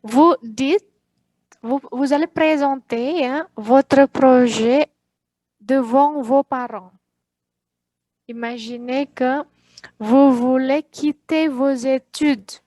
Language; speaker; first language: French; non-native, fluent; Indonesian